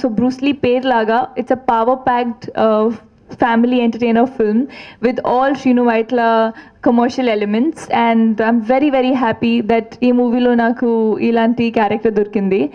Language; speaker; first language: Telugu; non-native, fluent; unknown